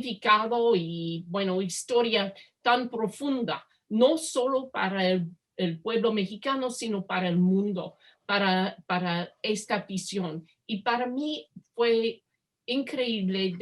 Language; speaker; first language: Spanish; non-native, fluent; English